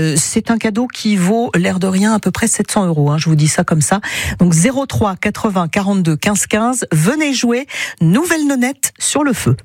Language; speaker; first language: French; native; French